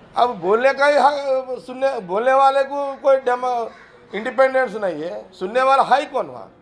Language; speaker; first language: Hindi; non-native, local second language; Telugu